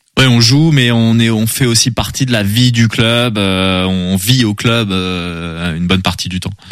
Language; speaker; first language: French; native; French